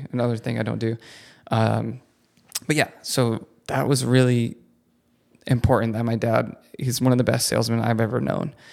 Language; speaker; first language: English; early bilingual, other home language; Italian